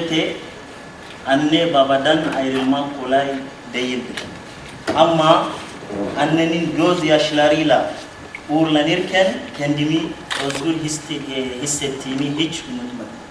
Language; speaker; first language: Turkish; non-native, learner; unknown